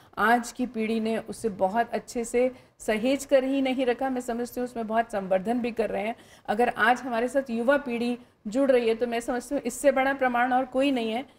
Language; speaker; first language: Hindi; native; Hindi